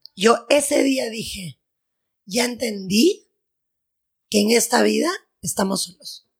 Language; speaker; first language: Spanish; native; Spanish